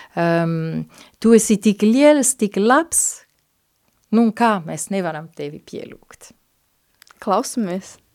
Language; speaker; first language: Latvian; non-native, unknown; Italian